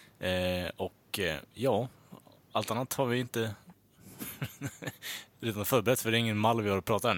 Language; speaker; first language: Swedish; native; Swedish